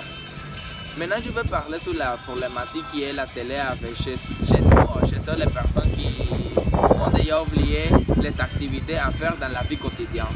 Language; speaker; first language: French; non-native, learner; Spanish